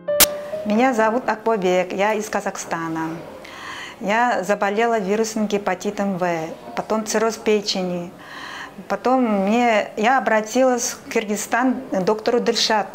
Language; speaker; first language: Russian; non-native, local second language; Kazakh